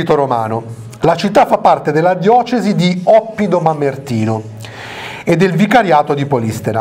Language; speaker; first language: Italian; native; Italian